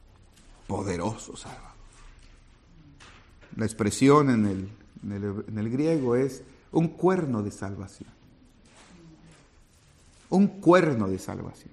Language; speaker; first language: Spanish; native; Spanish